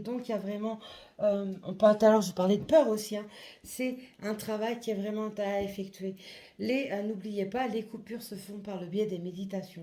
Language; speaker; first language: French; native; French